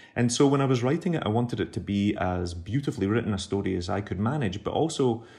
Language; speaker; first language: English; native; English